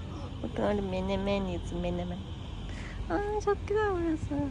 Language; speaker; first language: Korean; non-native, learner; Turkish